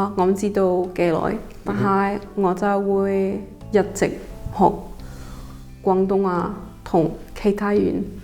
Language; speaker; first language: Cantonese; non-native, learner; Czech